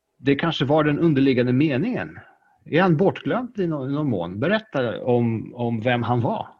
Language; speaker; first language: Swedish; non-native, fluent; Polish